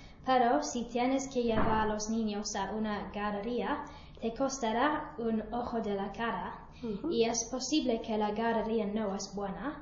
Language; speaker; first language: Spanish; non-native, learner; English